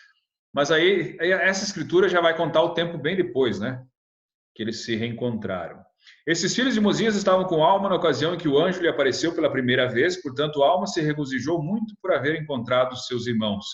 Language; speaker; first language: Portuguese; native; Portuguese